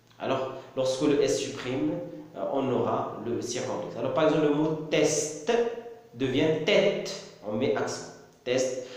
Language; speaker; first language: French; non-native, local second language; Arabic